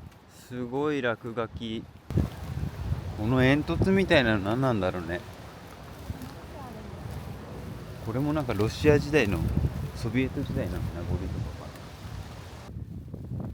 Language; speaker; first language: Japanese; native; Japanese